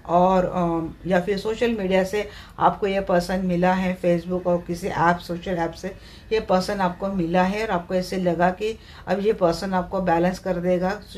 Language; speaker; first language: Hindi; non-native, local second language; Marathi